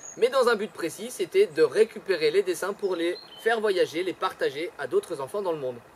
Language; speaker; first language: French; native; French